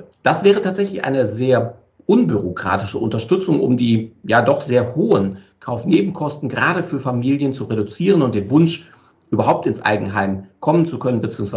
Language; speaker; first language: German; native; German